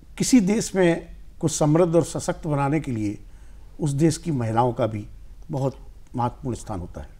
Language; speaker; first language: Hindi; native; Hindi